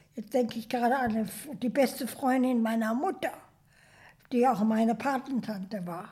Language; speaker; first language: German; native; German